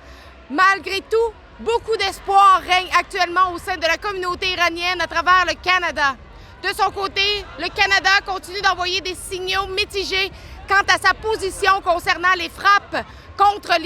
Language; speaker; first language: French; native; French